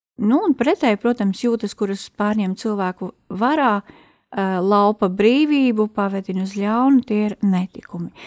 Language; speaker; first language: Latvian; native; Latvian